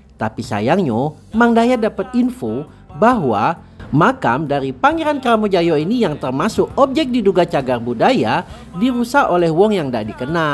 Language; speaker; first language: Indonesian; native; Indonesian